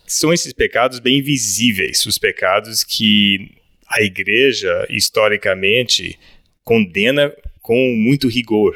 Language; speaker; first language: Portuguese; early bilingual, other home language; English